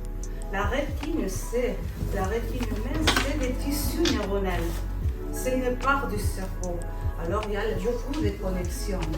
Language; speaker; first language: French; non-native, fluent; Spanish